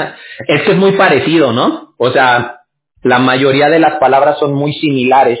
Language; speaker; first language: Spanish; native; Spanish